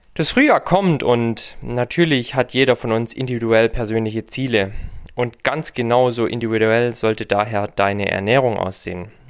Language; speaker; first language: German; native; German